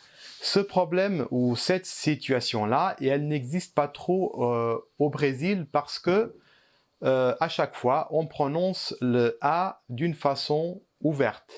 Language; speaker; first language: French; early bilingual, heritage; Portuguese